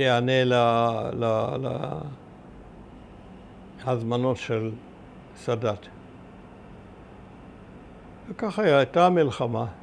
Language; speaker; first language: Hebrew; early bilingual, other home language; German